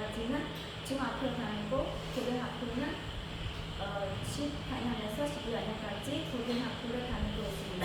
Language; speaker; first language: Korean; non-native, fluent; Khmer